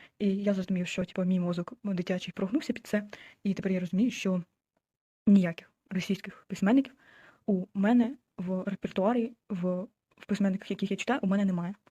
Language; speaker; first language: Ukrainian; non-native, local second language; Russian